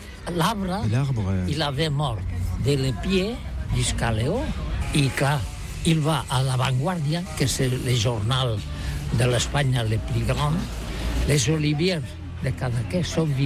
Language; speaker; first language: French; non-native, learner; Catalan